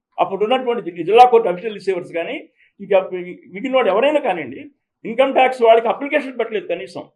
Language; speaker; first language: Telugu; native; Telugu